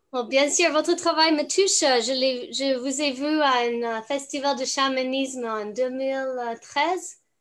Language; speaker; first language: French; non-native, fluent; English